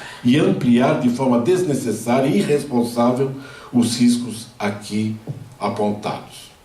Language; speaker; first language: Portuguese; native; Portuguese